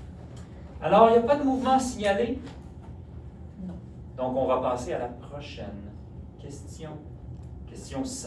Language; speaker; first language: French; native; French